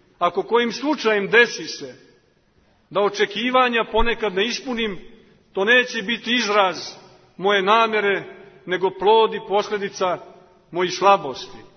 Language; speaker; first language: Serbian; native; Serbian